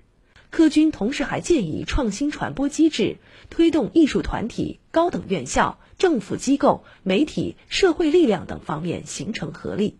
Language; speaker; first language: Chinese; native; Chinese